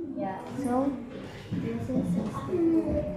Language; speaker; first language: English; non-native, learner; Indonesian